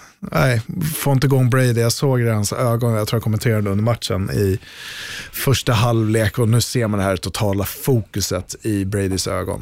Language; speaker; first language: Swedish; native; Swedish